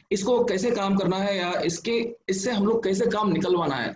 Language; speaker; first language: Hindi; non-native, local second language; Telugu